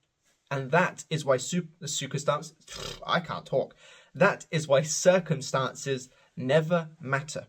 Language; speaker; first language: English; native; English